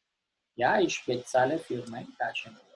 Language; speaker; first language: German; non-native, learner; Gujarati